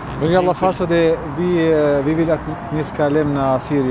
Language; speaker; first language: Swedish; non-native, fluent; Arabic